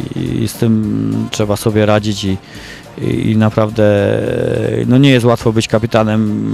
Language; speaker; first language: Polish; native; Polish